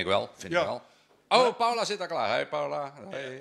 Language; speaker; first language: Dutch; native; Dutch